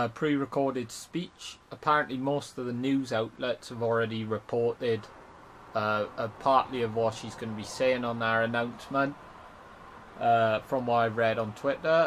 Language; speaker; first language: English; native; English